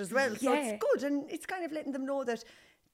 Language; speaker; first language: English; native; English